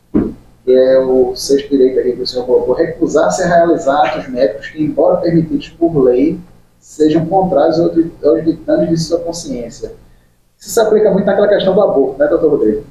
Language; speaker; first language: Portuguese; native; Portuguese